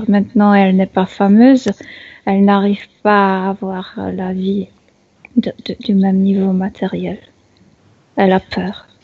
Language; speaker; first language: French; non-native, fluent; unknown